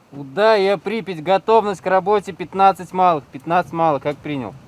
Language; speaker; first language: Russian; native; Russian